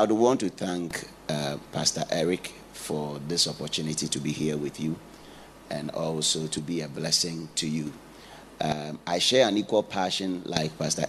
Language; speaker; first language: English; non-native, local second language; Akan